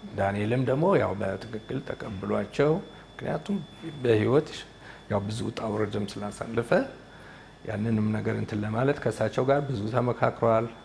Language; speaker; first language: Amharic; native; Amharic